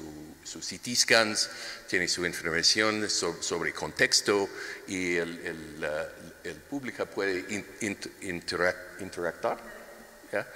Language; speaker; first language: Spanish; non-native, learner; English